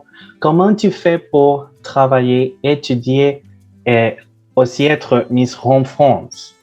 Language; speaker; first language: French; non-native, fluent; Spanish